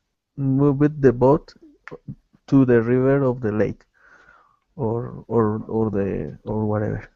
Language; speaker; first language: English; non-native, learner; Spanish